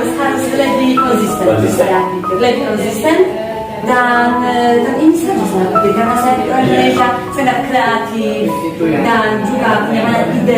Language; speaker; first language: Indonesian; non-native, fluent; Polish